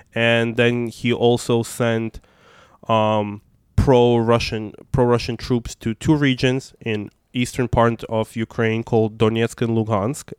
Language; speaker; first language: English; non-native, fluent; Russian